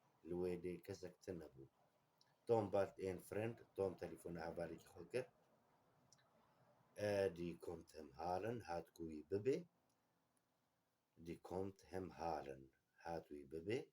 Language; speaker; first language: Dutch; non-native, learner; Kurdish